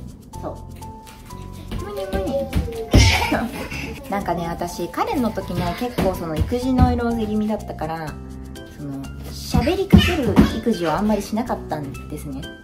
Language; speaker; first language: Japanese; native; Japanese